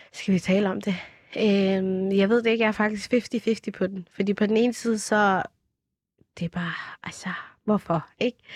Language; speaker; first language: Danish; early bilingual, other home language; Somali